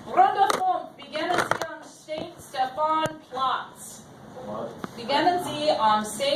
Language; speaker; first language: German; non-native, fluent; English